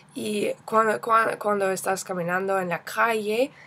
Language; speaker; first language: Spanish; non-native, learner; English